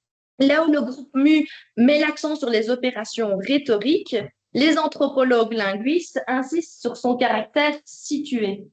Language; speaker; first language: French; native; French